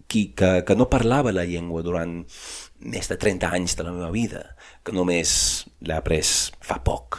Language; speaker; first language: Catalan; non-native, fluent; English